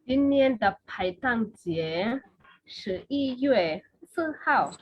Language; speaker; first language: Chinese; non-native, learner; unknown